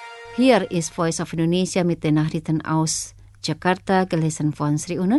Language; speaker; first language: German; non-native, fluent; Indonesian